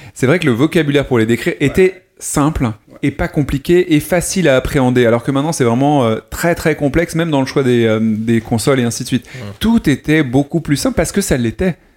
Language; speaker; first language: French; non-native, local second language; Arabic